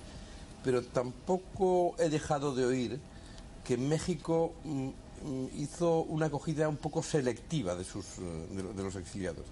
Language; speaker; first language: Spanish; native; Spanish